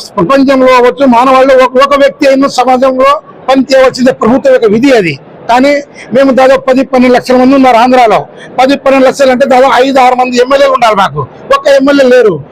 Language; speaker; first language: Telugu; non-native, local second language; Lambadi